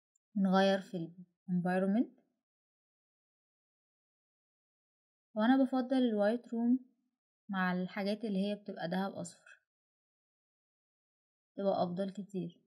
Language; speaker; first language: Arabic; native; Arabic